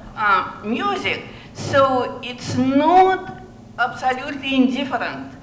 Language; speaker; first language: English; non-native, learner; Russian